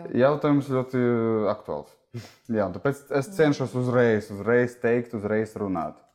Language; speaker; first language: Latvian; non-native, local second language; Russian